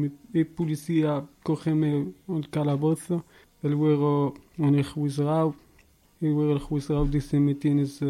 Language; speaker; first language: Spanish; non-native, learner; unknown